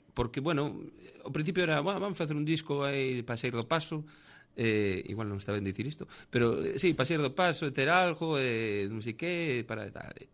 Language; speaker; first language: Galician; native; Galician